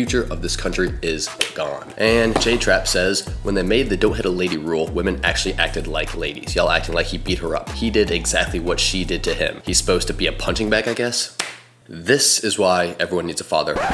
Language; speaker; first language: English; native; English